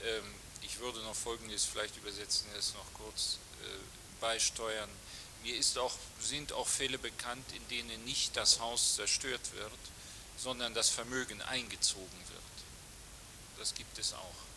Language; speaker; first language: German; native; German